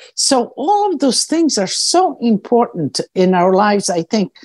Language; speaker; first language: English; early bilingual, other home language; Croatian